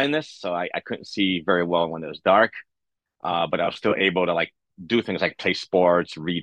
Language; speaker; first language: English; native; English